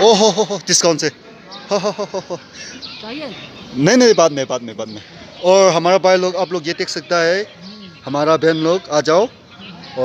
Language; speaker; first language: Hindi; non-native, local second language; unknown